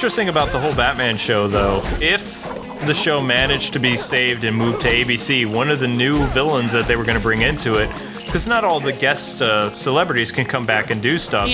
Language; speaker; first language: English; native; English